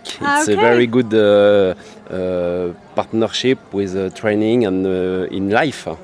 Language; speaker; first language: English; non-native, learner; French